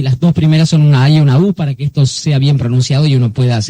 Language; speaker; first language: Spanish; native; Spanish